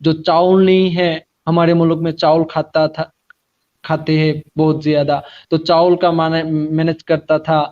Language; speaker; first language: Hindi; non-native, learner; Bangla